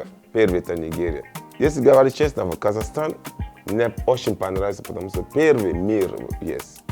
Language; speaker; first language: Russian; non-native, learner; Yoruba